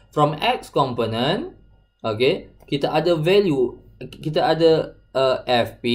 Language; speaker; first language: English; non-native, local second language; Malay